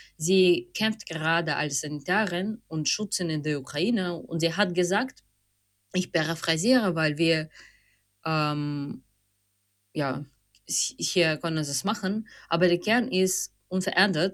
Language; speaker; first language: German; non-native, fluent; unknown